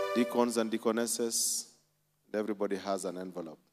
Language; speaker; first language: English; non-native, local second language; Swahili